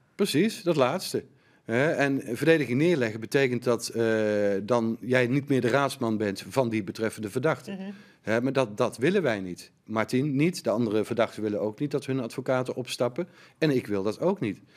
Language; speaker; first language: Dutch; native; Dutch